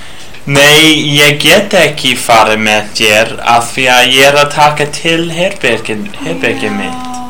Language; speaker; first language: Icelandic; non-native, learner; English